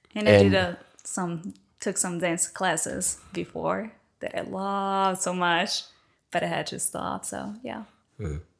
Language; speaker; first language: English; non-native, fluent; Portuguese